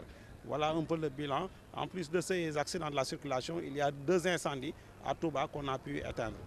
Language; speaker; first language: French; non-native, local second language; Wolof